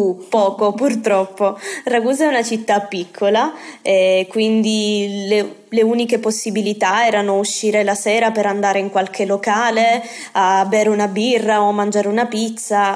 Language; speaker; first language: Italian; native; Italian